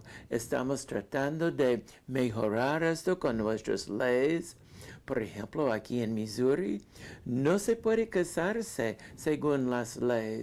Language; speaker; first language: Spanish; non-native, fluent; English